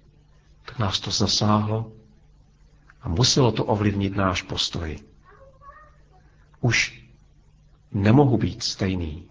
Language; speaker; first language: Czech; native; Czech